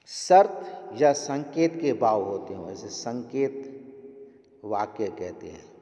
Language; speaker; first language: Hindi; non-native, local second language; Gujarati